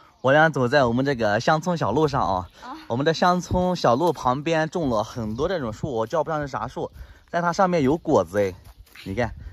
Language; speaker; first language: Chinese; native; Chinese